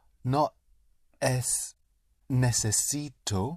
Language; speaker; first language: Spanish; non-native, learner; English